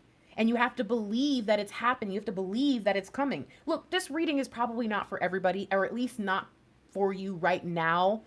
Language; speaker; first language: English; native; English